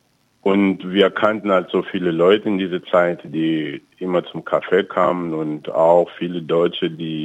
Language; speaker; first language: German; non-native, fluent; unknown